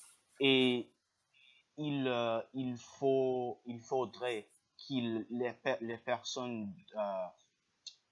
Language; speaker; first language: French; non-native, learner; English